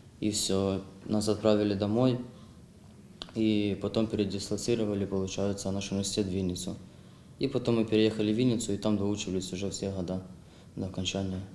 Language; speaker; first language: Russian; non-native, local second language; Ukrainian